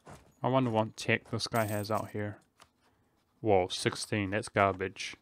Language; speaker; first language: English; native; English